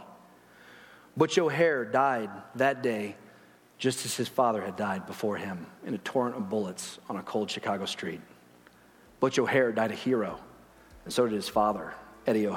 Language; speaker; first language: English; native; English